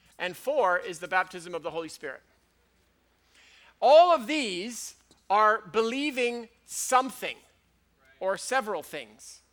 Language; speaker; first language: English; native; English